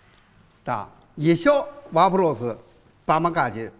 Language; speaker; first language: Russian; non-native, learner; Chinese